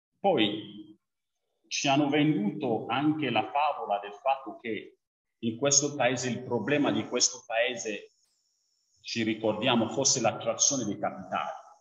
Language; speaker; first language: Italian; non-native, fluent; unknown